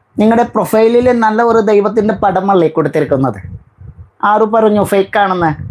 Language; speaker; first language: Malayalam; non-native, learner; Bangla